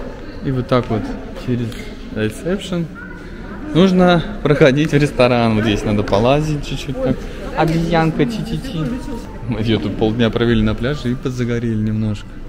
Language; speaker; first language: Russian; native; Russian